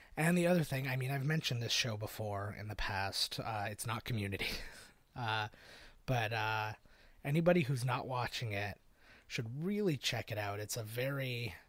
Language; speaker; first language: English; native; English